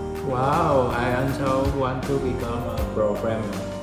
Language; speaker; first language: English; non-native, learner; Vietnamese